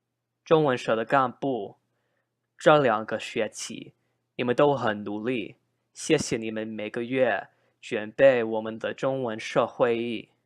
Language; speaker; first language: Chinese; non-native, learner; English